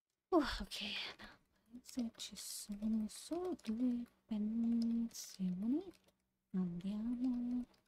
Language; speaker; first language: Italian; non-native, learner; English